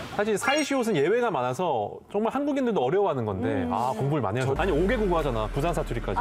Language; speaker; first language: Korean; native; Korean